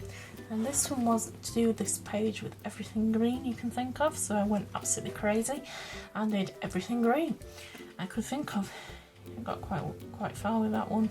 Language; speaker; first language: English; native; English